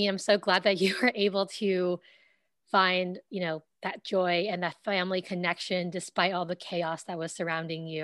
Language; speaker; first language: English; early bilingual, other home language; Vietnamese